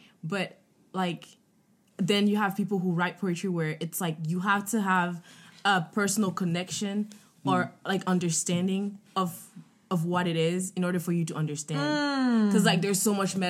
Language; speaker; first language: English; non-native, fluent; French